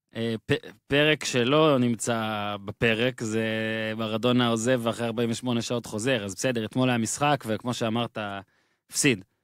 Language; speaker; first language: Hebrew; native; Hebrew